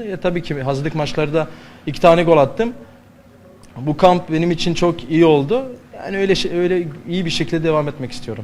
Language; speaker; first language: Turkish; non-native, learner; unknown